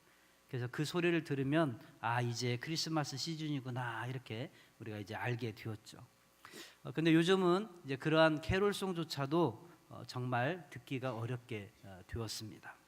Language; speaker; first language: Korean; native; Korean